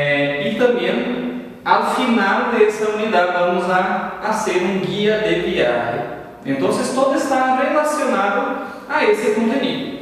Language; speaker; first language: Spanish; non-native, fluent; Portuguese